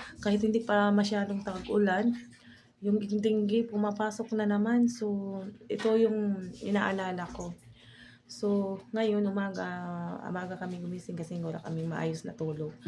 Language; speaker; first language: Filipino; non-native, local second language; Waray